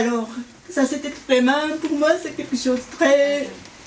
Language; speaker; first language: French; non-native, fluent; Japanese